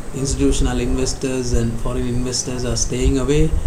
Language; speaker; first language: English; non-native, local second language; Sinhala